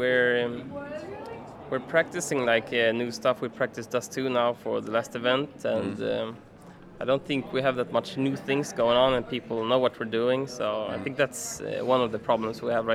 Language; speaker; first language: English; non-native, fluent; Swedish